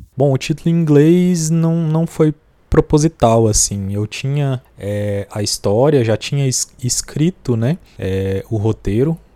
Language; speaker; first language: Portuguese; native; Portuguese